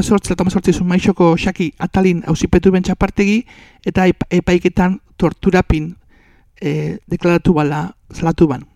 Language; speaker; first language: Basque; native; Basque